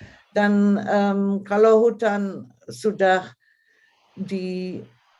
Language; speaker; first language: Indonesian; non-native, fluent; German